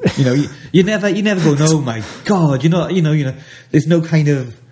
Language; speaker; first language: English; native; English